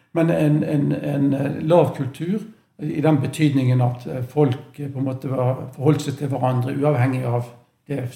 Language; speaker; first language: Norwegian; native; Norwegian